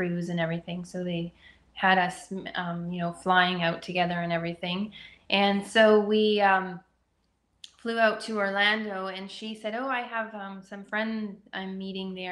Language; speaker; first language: English; native; English